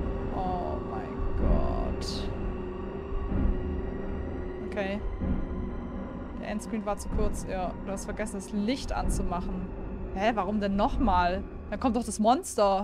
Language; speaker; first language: German; native; German